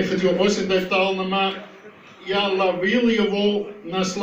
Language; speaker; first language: Russian; non-native, learner; Dutch